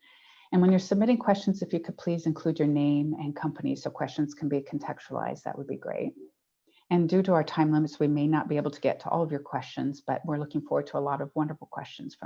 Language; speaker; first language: English; native; English